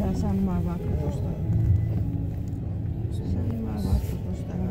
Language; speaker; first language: Finnish; native; Finnish